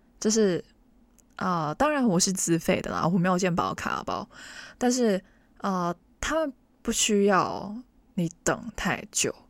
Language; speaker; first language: Chinese; non-native, local second language; Cantonese